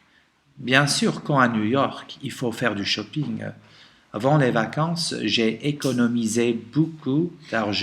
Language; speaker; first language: French; non-native, learner; English